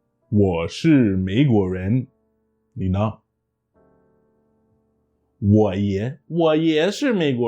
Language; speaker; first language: Chinese; non-native, fluent; English